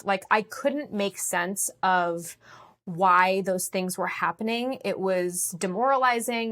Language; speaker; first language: English; native; English